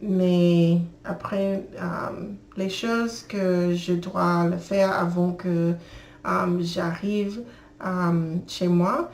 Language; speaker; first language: French; non-native, learner; English